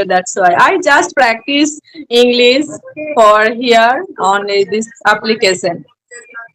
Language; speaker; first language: English; non-native, learner; Bangla